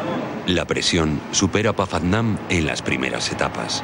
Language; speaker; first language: Spanish; native; Spanish